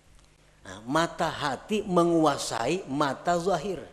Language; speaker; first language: Indonesian; non-native, local second language; Banjar